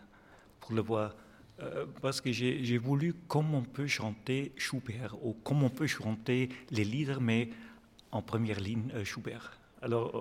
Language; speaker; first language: French; non-native, fluent; German